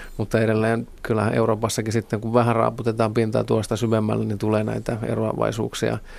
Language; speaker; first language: Finnish; native; Finnish